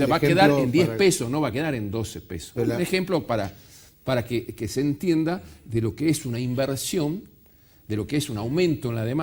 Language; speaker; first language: Spanish; native; Spanish